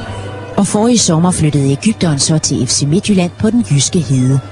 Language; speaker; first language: Danish; native; Danish